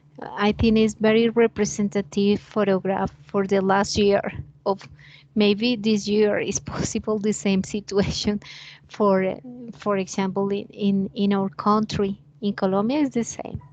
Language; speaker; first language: English; non-native, learner; Spanish